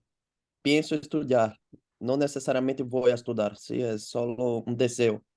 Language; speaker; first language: Spanish; non-native, learner; Portuguese